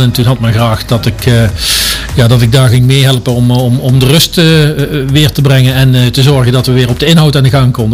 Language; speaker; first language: Dutch; native; Dutch